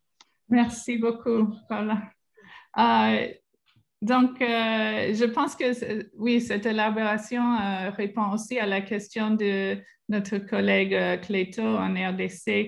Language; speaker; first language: French; non-native, fluent; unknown